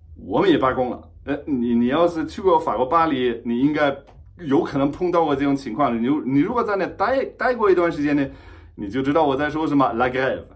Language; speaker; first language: Chinese; non-native, fluent; German